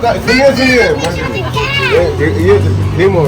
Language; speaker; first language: Hindi; non-native, local second language; Bangla